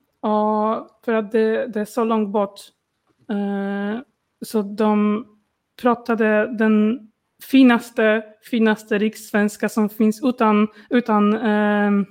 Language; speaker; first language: Swedish; non-native, learner; Polish